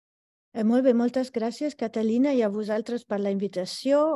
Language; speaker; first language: Catalan; non-native, fluent; Italian